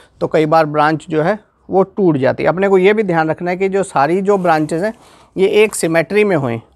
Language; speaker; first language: Hindi; non-native, local second language; Gujarati